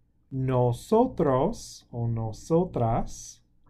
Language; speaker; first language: Spanish; non-native, fluent; English